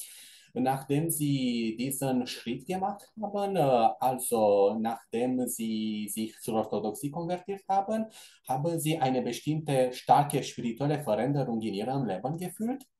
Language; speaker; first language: German; non-native, fluent; Romanian